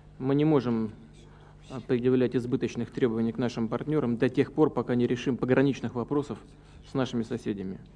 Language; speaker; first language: Russian; native; Russian